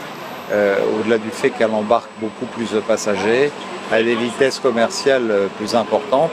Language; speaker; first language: French; native; French